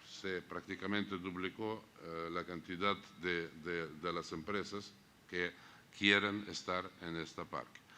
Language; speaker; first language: Spanish; non-native, fluent; Russian